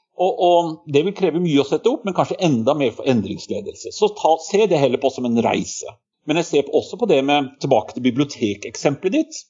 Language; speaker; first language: Norwegian; native; Norwegian